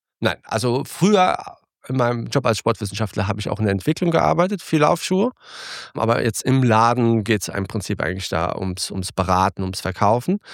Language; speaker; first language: German; early bilingual, other home language; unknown